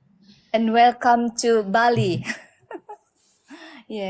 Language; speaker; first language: English; non-native, learner; Indonesian